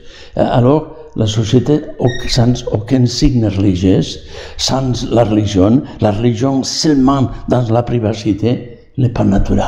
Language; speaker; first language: French; non-native, learner; Catalan